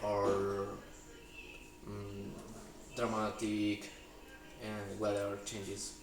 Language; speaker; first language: English; non-native, learner; Spanish